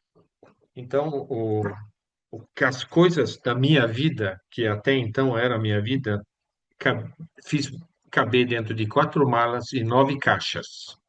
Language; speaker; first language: Portuguese; non-native, fluent; Swedish